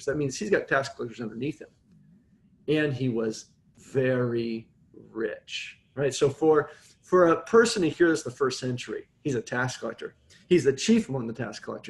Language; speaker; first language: English; native; English